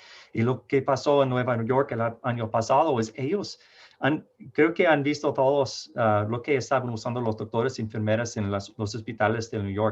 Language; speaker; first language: Spanish; non-native, fluent; English